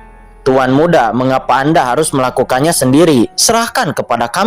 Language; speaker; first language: Indonesian; native; Indonesian